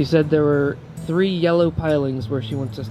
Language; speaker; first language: English; native; English